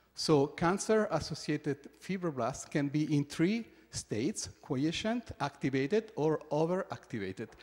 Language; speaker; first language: English; non-native, fluent; Italian